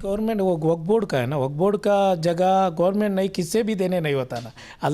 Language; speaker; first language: Hindi; non-native, local second language; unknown